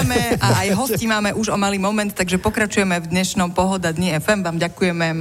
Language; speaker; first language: Slovak; native; Slovak